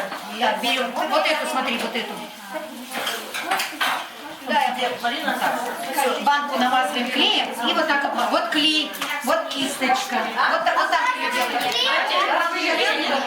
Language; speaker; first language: Russian; native; Russian